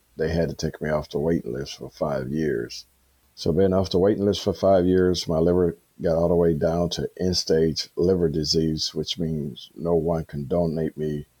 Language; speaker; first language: English; native; English